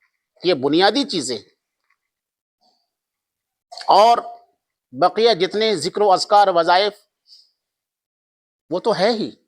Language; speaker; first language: Urdu; native; Urdu